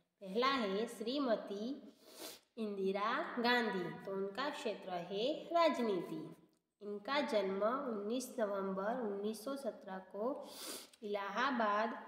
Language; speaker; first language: Hindi; non-native, local second language; Gujarati